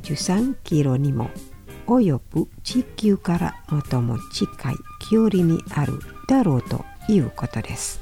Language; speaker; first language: Japanese; non-native, fluent; Indonesian